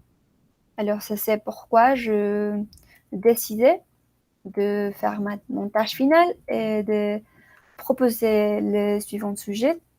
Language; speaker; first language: French; non-native, learner; Spanish